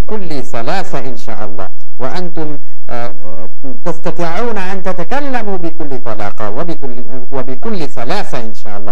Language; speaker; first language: Arabic; non-native, fluent; Bangla